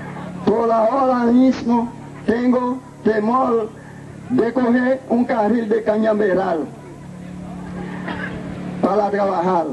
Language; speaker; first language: Spanish; non-native, learner; Haitian Creole